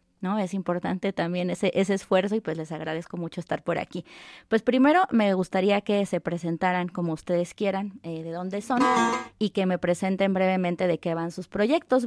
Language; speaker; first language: Spanish; native; Spanish